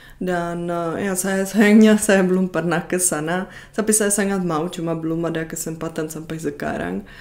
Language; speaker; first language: Indonesian; non-native, fluent; Czech